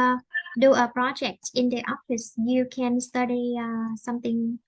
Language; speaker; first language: English; non-native, fluent; Vietnamese